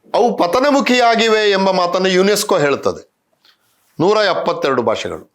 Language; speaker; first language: Kannada; non-native, local second language; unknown